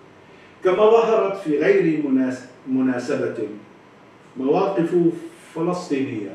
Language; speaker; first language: Arabic; native; Arabic